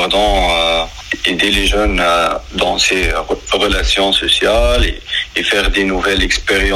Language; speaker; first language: French; non-native, learner; Arabic